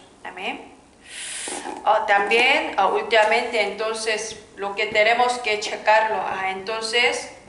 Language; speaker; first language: Spanish; non-native, learner; Korean